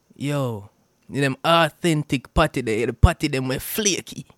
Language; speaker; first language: English; non-native, local second language; Jamaican Creole English